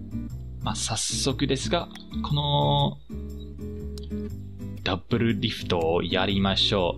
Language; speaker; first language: Japanese; non-native, fluent; English